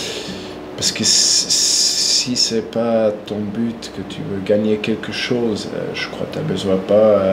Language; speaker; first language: French; non-native, local second language; German